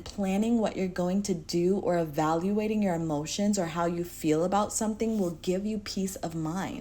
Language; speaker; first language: English; native; English